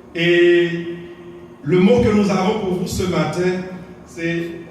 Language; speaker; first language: French; non-native, local second language; Haitian Creole